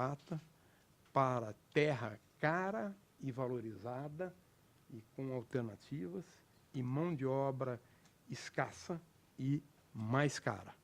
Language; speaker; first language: Portuguese; native; Portuguese